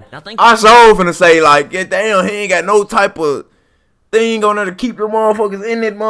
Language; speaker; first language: English; native; English